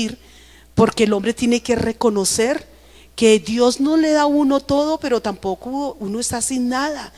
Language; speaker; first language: Spanish; native; Spanish